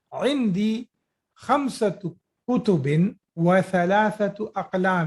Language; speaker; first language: Arabic; non-native, fluent; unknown